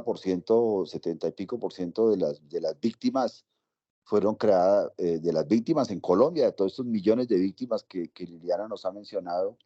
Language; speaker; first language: Spanish; native; Spanish